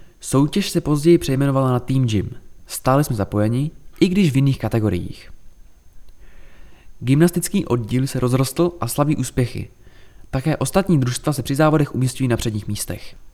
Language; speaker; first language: Czech; native; Czech